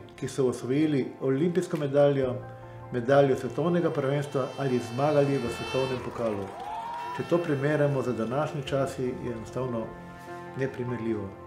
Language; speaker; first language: Slovenian; native; Slovenian